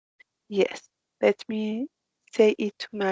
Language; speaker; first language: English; non-native, learner; Persian